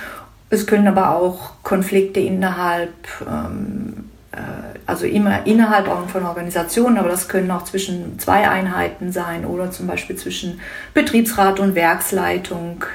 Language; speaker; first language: German; native; German